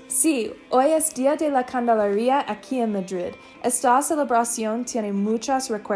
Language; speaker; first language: Spanish; non-native, learner; English